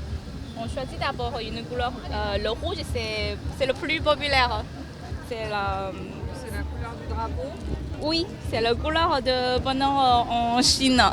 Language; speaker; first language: French; non-native, learner; Chinese